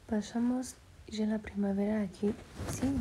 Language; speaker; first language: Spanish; early bilingual, heritage; French